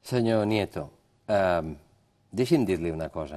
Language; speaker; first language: Catalan; native; Catalan